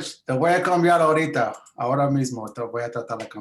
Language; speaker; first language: Spanish; early bilingual, heritage; English